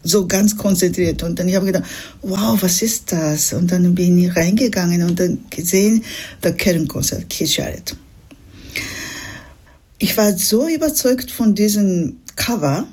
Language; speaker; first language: German; non-native, fluent; Japanese